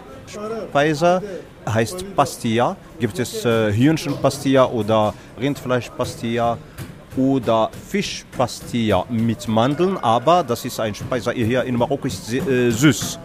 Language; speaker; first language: German; non-native, learner; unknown